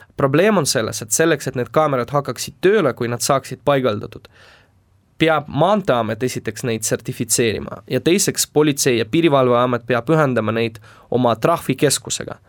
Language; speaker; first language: Estonian; non-native, local second language; Russian